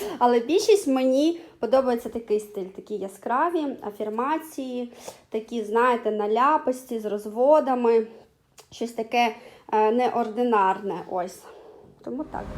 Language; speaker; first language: Ukrainian; non-native, local second language; Russian